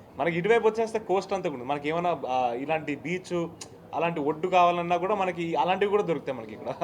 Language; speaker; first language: Telugu; native; Telugu